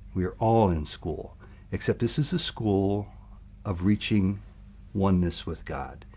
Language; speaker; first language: English; native; English